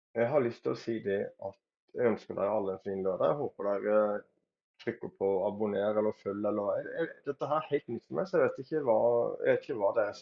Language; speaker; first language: Norwegian; native; Norwegian